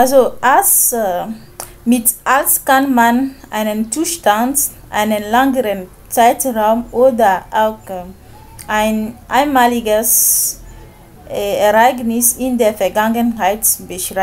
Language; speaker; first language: German; non-native, fluent; French